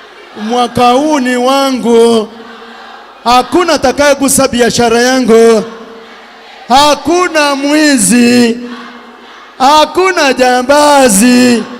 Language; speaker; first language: Swahili; native; Swahili